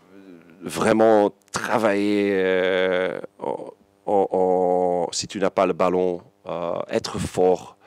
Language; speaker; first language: French; non-native, local second language; Dutch